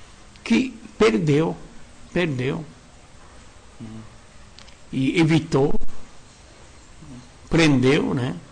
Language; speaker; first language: Portuguese; non-native, learner; Japanese